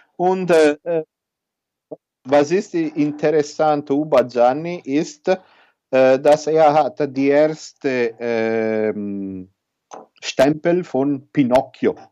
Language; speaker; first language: German; non-native, learner; Italian